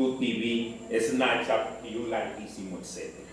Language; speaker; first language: Spanish; native; Spanish